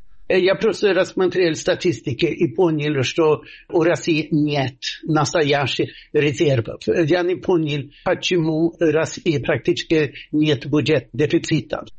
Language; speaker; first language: Russian; non-native, fluent; Swedish